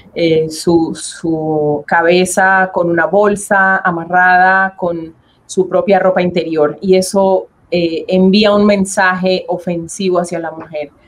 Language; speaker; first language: Spanish; native; Spanish